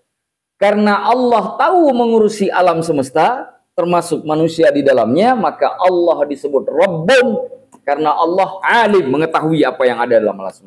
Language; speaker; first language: Indonesian; native; Indonesian